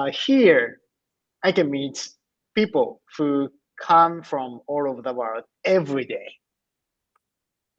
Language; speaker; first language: English; non-native, learner; Japanese